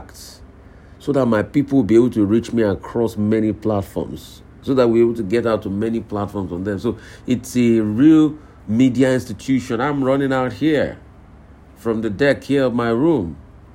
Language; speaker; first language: English; non-native, local second language; Yoruba